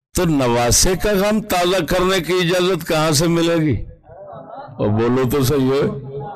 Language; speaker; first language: Urdu; non-native, local second language; Punjabi